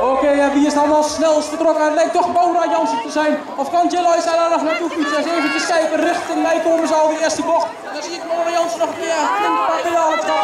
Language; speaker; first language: Dutch; native; Dutch